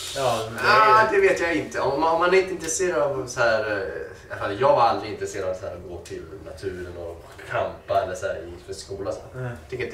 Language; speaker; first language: Swedish; native; Swedish